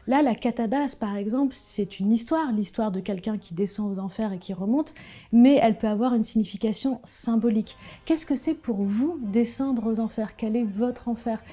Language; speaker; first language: French; native; French